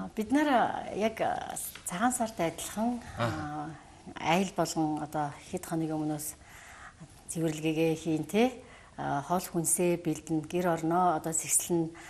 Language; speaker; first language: Mongolian; non-native, local second language; Kazakh